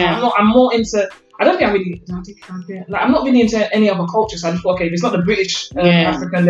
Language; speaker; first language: English; native; English